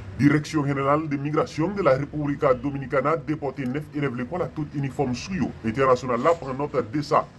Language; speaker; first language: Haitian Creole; non-native, fluent; Spanish